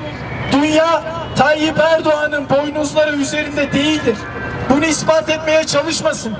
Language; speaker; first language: Turkish; native; Turkish